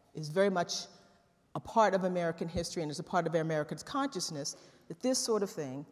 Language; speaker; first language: English; native; English